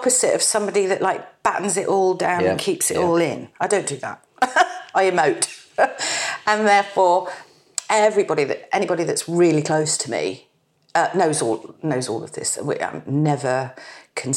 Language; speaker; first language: English; native; English